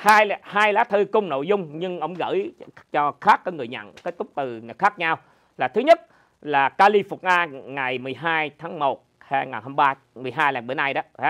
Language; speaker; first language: Vietnamese; native; Vietnamese